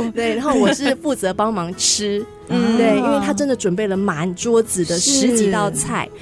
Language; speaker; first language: Chinese; native; Chinese